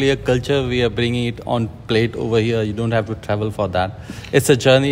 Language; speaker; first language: English; non-native, local second language; Hindi